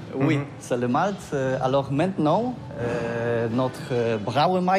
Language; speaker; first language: French; non-native, learner; Polish